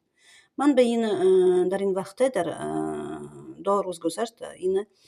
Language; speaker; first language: Persian; non-native, learner; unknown